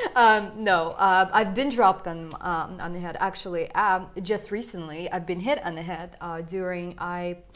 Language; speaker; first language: English; early bilingual, other home language; Russian